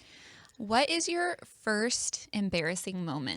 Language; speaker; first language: English; native; English